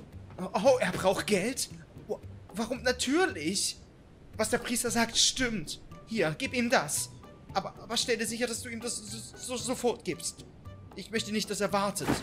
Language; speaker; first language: German; native; German